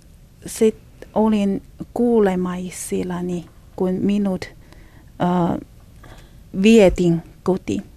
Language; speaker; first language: Finnish; non-native, learner; Chinese